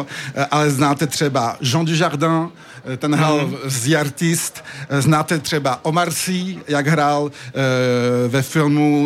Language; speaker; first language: Czech; early bilingual, heritage; French